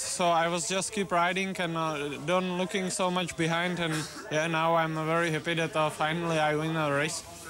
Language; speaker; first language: English; non-native, learner; Czech